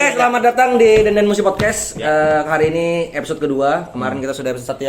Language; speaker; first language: Indonesian; native; Indonesian